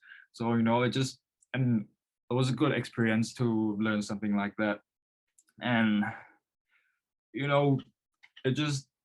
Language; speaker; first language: English; non-native, fluent; Thai